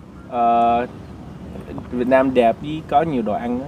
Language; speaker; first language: Vietnamese; early bilingual, heritage; Vietnamese